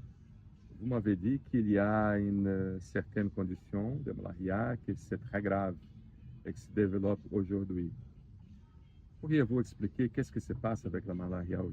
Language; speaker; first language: French; non-native, learner; Portuguese